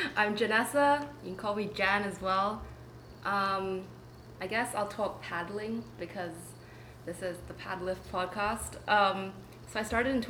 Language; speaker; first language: English; non-native, local second language; Cantonese